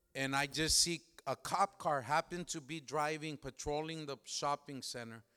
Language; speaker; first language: English; early bilingual, other home language; Spanish